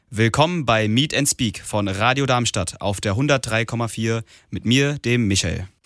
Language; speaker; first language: German; native; German